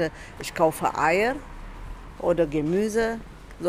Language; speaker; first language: German; non-native, fluent; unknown